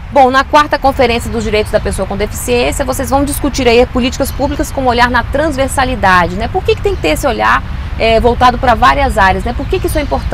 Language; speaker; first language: Portuguese; native; Portuguese